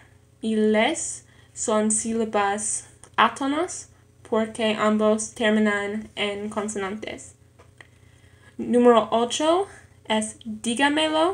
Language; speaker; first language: Spanish; non-native, learner; English